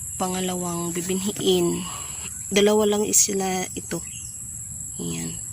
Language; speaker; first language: Filipino; native; Filipino